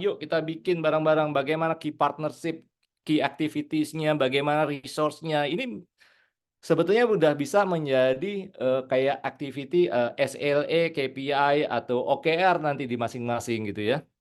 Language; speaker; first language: Indonesian; native; Indonesian